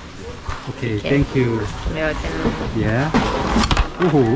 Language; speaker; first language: English; non-native, learner; Korean